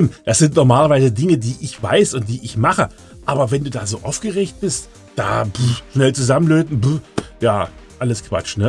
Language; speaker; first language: German; native; German